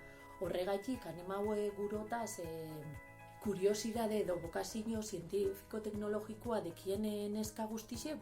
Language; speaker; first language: Basque; native; Basque